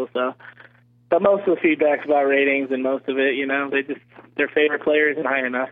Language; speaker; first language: English; native; English